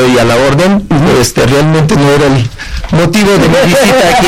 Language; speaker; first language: Spanish; non-native, fluent; Russian